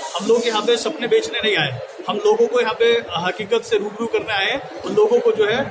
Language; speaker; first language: Hindi; native; Hindi